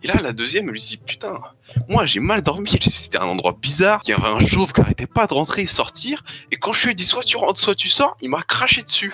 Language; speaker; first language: French; native; French